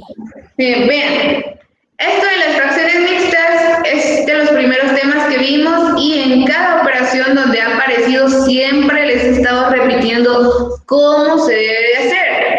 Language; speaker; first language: Spanish; native; Spanish